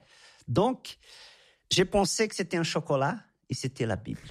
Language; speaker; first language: French; non-native, fluent; Portuguese